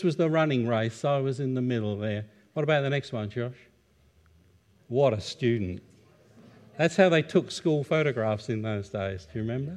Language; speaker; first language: English; native; English